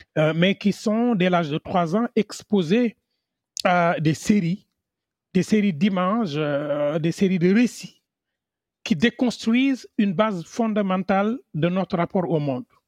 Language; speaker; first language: French; non-native, local second language; Wolof